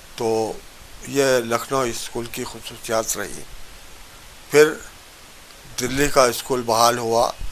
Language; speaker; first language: Urdu; native; Urdu